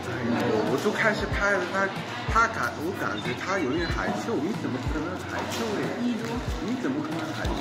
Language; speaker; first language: Chinese; non-native, fluent; English